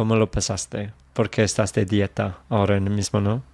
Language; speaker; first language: Spanish; non-native, fluent; English